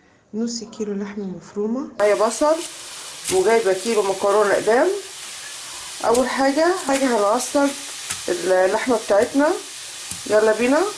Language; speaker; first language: Arabic; native; Arabic